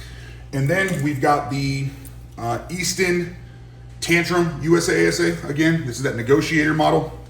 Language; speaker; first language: English; native; English